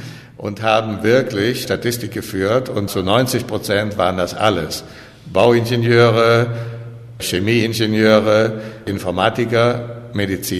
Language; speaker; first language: German; native; German